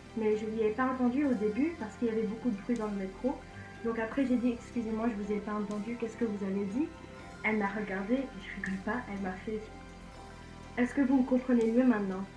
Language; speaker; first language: French; non-native, fluent; English